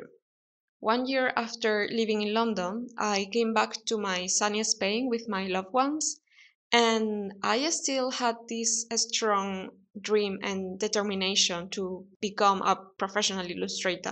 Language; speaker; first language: English; non-native, fluent; Spanish